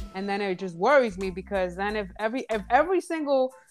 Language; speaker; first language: English; early bilingual, other home language; Spanish